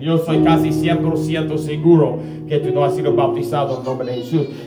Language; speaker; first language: Spanish; non-native, learner; English